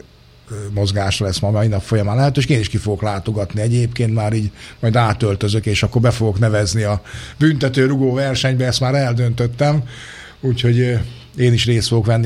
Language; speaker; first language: Hungarian; native; Hungarian